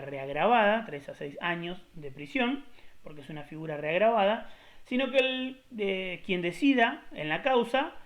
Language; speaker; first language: Spanish; native; Spanish